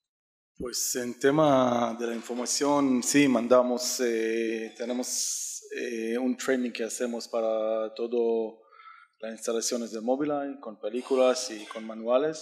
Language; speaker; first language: Spanish; non-native, learner; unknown